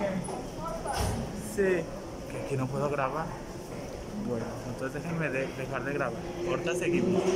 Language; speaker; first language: Spanish; native; Spanish